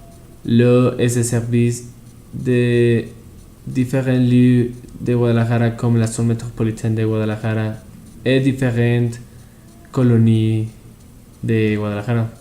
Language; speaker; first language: French; non-native, learner; Spanish